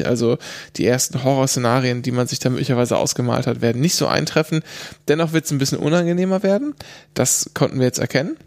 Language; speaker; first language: German; native; German